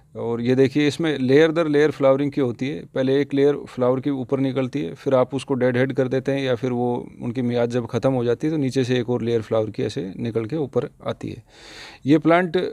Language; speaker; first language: Hindi; native; Hindi